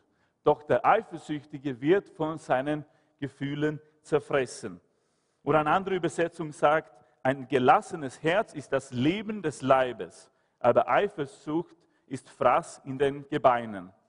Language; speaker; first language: German; non-native, fluent; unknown